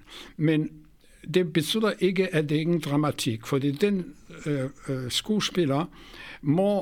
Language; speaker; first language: Swedish; non-native, fluent; Polish